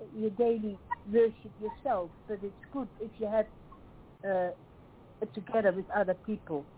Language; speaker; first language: English; non-native, fluent; Dutch